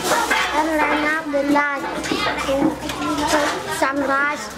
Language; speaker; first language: English; non-native, learner; Khmer